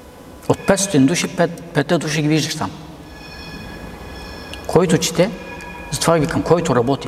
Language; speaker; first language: Bulgarian; non-native, local second language; Turkish